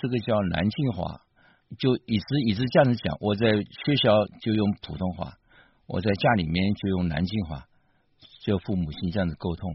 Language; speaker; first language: Chinese; native; Chinese